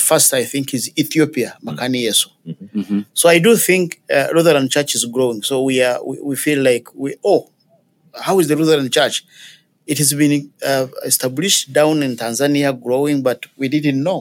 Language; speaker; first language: English; non-native, local second language; Ganda